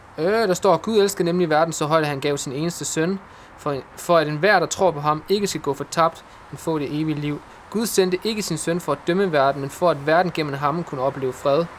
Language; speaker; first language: Danish; native; Danish